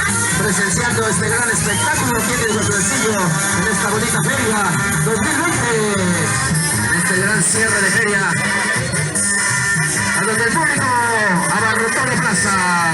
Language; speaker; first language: Spanish; native; Spanish